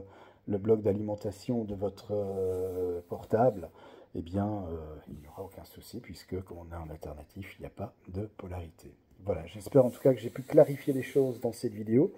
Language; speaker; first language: French; native; French